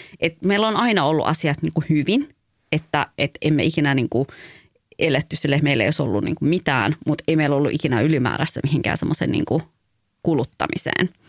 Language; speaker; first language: Finnish; early bilingual, other home language; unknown